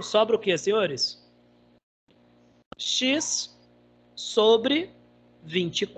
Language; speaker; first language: Portuguese; native; Portuguese